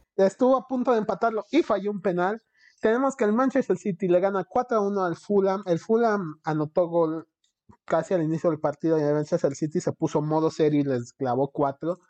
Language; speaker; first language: Spanish; early bilingual, heritage; Spanish